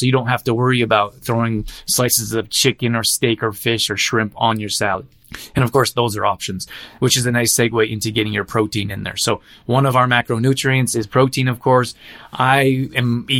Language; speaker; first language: English; native; English